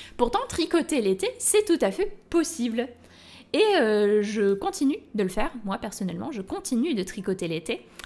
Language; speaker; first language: French; native; French